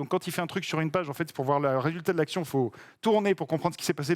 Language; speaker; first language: French; native; French